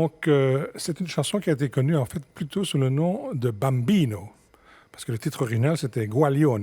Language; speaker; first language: French; native; French